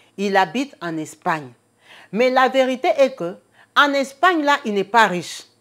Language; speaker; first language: French; non-native, local second language; Lingala